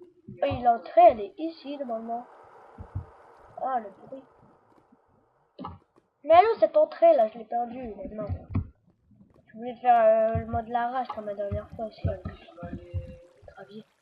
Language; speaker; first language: French; native; French